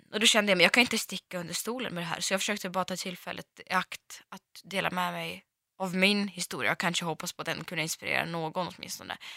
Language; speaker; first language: Swedish; early bilingual, other home language; Russian